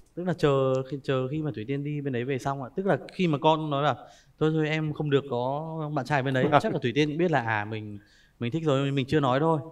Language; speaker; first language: Vietnamese; native; Vietnamese